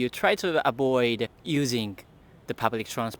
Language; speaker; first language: English; non-native, fluent; Japanese